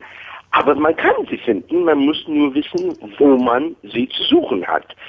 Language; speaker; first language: German; non-native, fluent; English